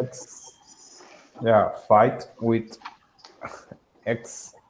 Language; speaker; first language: English; non-native, learner; Spanish